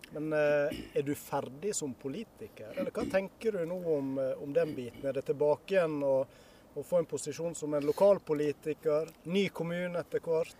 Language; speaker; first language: Norwegian; native; Norwegian